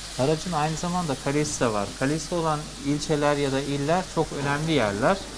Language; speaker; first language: Turkish; native; Turkish